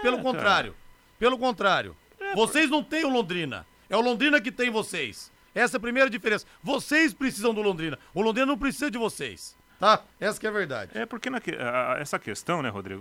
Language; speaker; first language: Portuguese; native; Portuguese